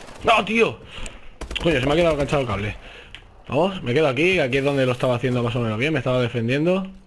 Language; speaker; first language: Spanish; native; Spanish